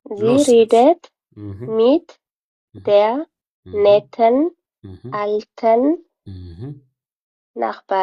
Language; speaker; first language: German; non-native, learner; Amharic